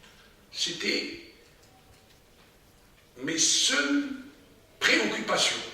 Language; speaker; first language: French; non-native, local second language; Arabic